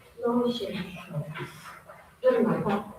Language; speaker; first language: Russian; non-native, local second language; Kazakh